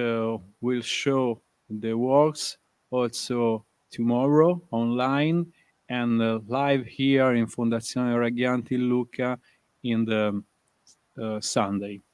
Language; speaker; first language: English; non-native, learner; Italian